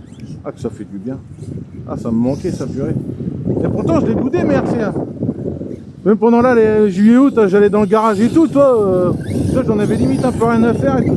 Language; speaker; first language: French; native; French